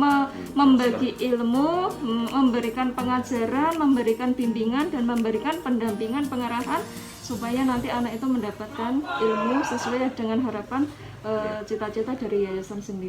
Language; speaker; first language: Indonesian; native; Indonesian